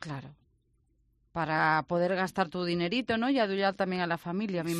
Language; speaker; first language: Spanish; native; Spanish